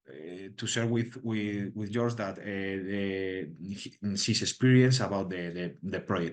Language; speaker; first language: English; non-native, learner; Spanish